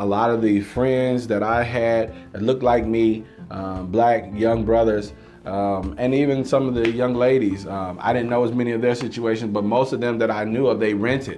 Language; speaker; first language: English; native; English